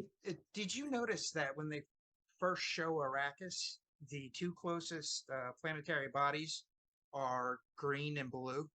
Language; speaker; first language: English; native; English